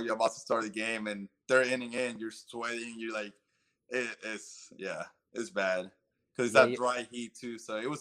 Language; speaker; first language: English; early bilingual, other home language; Spanish